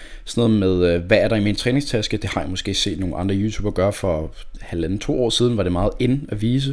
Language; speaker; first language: Danish; native; Danish